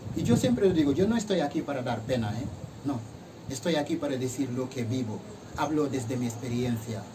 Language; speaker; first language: Spanish; non-native, fluent; Wolof